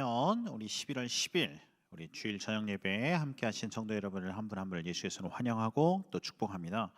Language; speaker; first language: Korean; native; Korean